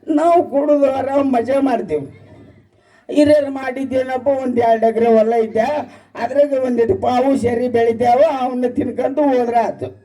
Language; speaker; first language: Kannada; native; Kannada